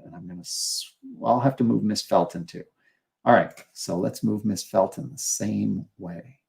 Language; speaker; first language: English; native; English